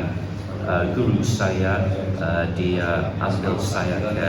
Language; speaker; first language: Indonesian; non-native, learner; English